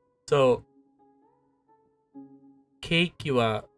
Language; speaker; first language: Japanese; non-native, learner; English